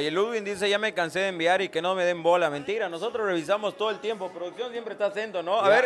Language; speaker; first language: Spanish; native; Spanish